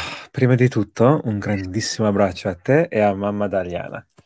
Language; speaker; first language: Italian; early bilingual, other home language; English